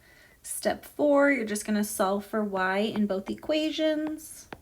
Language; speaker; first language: English; native; English